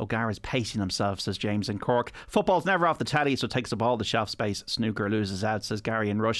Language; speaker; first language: English; native; English